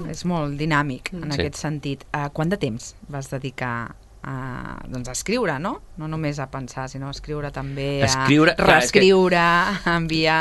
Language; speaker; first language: Catalan; native; Catalan